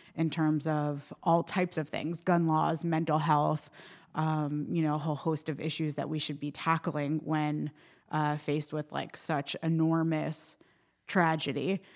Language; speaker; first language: English; native; English